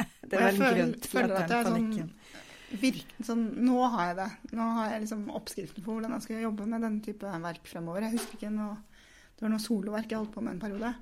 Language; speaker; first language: Norwegian; native; Norwegian